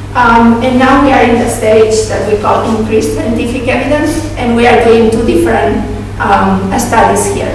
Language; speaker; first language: English; non-native, fluent; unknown